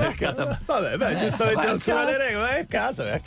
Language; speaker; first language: Italian; native; Italian